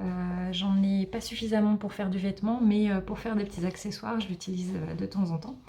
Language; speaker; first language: French; native; French